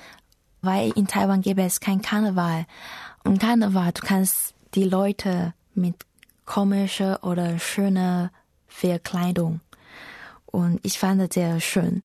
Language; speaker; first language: German; non-native, learner; Chinese